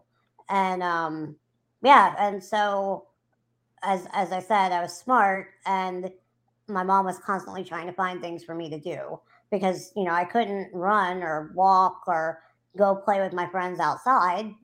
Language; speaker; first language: English; native; English